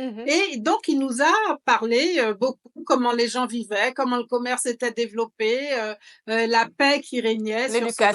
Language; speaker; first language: French; native; French